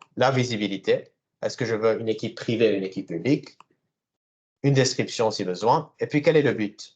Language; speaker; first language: French; native; French